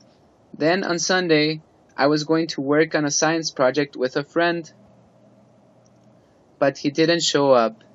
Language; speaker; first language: English; non-native, fluent; Spanish